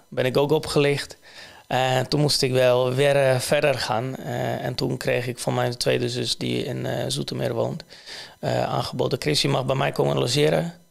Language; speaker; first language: Dutch; non-native, fluent; Polish